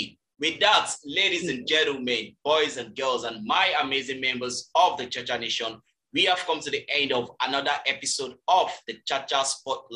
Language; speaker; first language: English; non-native, local second language; Yoruba